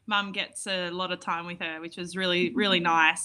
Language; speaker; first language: English; native; English